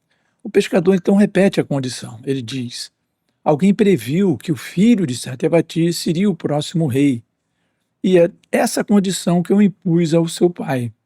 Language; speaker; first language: Portuguese; native; Portuguese